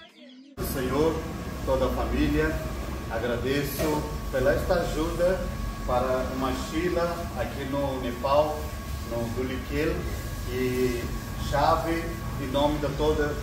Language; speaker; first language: Portuguese; non-native, learner; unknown